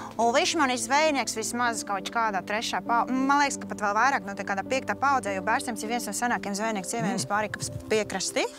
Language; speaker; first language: Latvian; native; Latvian